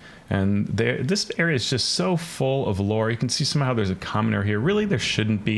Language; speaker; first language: English; native; English